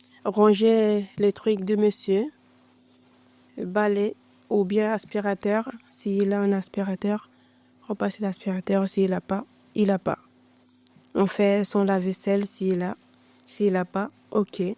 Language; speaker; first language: French; non-native, learner; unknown